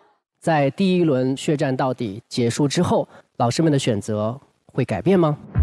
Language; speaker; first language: Chinese; native; Chinese